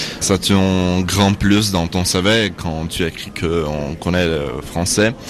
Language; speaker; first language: French; non-native, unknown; Armenian